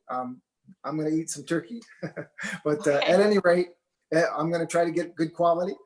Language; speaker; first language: English; native; English